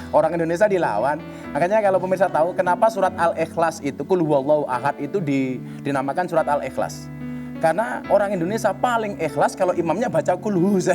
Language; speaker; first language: Indonesian; native; Indonesian